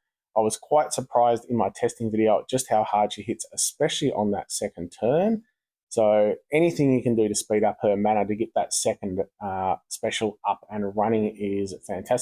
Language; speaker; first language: English; native; English